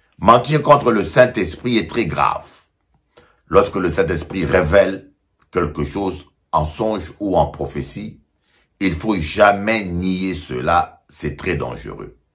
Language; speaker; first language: French; non-native, local second language; Lingala